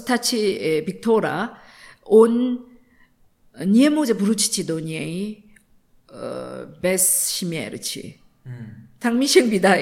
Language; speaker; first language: Polish; non-native, learner; Korean